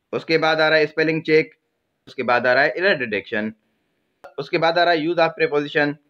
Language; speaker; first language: Urdu; non-native, local second language; Sindhi